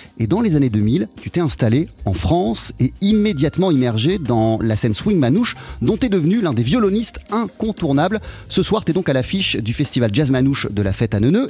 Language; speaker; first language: French; native; French